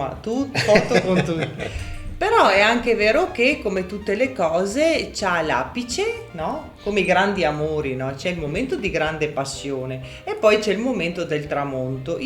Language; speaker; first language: Italian; native; Italian